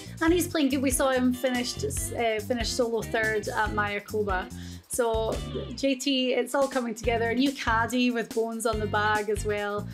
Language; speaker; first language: English; native; English